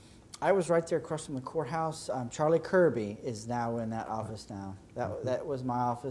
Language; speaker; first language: English; native; English